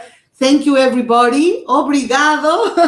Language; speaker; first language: English; non-native, learner; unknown